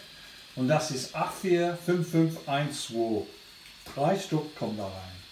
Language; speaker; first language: German; non-native, learner; English